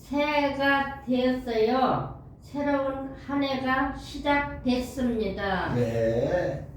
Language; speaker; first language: Korean; non-native, learner; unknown